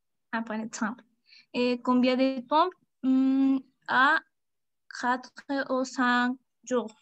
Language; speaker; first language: French; non-native, learner; Spanish